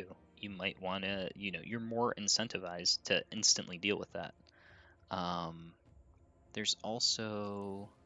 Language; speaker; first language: English; native; English